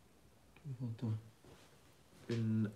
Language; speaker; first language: French; native; French